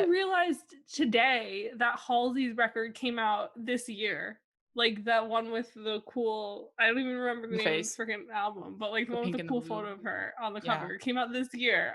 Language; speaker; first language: English; native; English